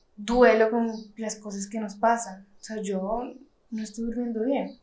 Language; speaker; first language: Spanish; native; Spanish